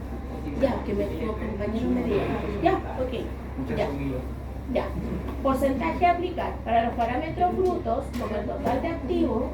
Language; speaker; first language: Spanish; native; Spanish